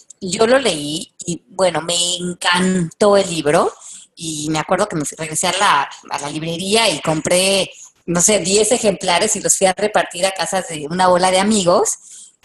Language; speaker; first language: Spanish; native; Spanish